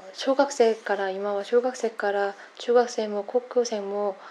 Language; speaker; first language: Japanese; non-native, fluent; Korean